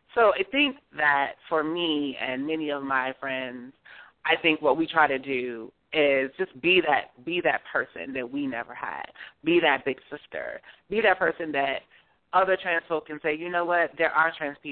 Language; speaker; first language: English; native; English